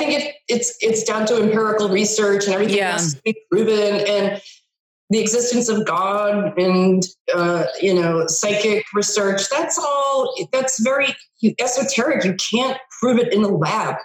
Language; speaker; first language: English; native; English